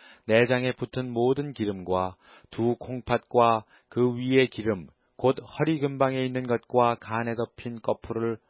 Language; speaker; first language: Korean; native; Korean